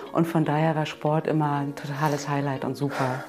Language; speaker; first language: German; native; German